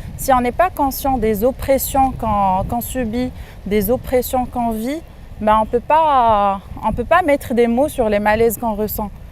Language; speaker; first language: French; non-native, local second language; Arabic